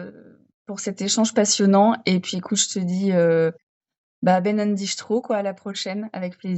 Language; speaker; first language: French; native; French